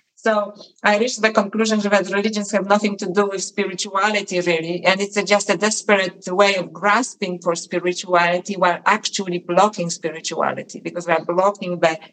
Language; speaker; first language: English; non-native, fluent; Polish